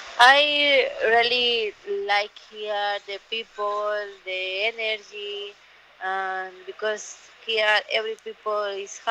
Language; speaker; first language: English; non-native, learner; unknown